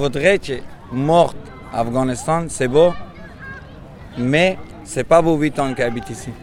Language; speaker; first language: French; non-native, learner; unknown